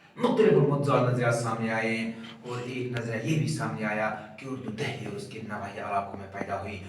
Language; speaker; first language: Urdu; non-native, local second language; Kashmiri